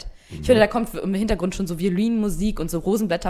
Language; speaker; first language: German; native; German